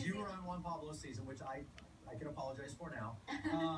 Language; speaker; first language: English; native; English